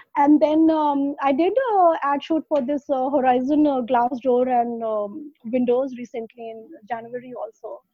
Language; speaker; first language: English; non-native, local second language; Hindi